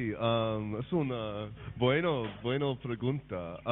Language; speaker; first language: Spanish; non-native, learner; English